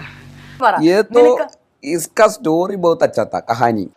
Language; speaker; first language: Hindi; non-native, learner; Malayalam